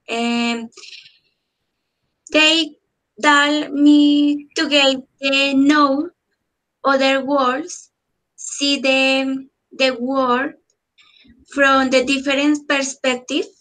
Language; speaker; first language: English; non-native, learner; Spanish